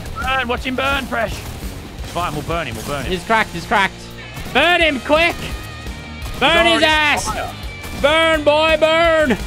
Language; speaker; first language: English; native; English